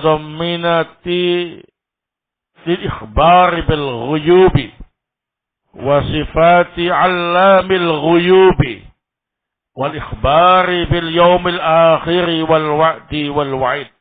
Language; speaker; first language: Arabic; non-native, fluent; Indonesian